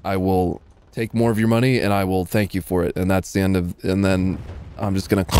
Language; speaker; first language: English; native; English